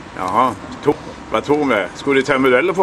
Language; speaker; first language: Swedish; native; Swedish